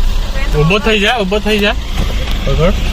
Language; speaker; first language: Gujarati; non-native, local second language; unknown